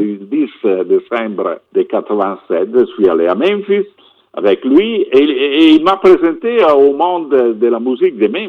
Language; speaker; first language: French; non-native, fluent; Italian